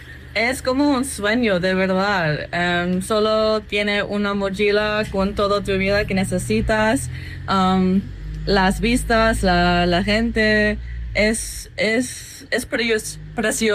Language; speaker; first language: Spanish; non-native, learner; English